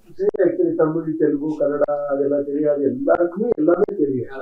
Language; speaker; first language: Tamil; non-native, learner; Kannada